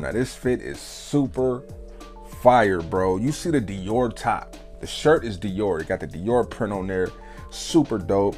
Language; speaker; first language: English; native; English